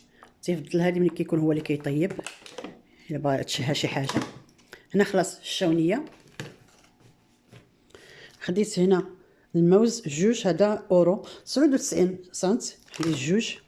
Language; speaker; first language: Arabic; native; Arabic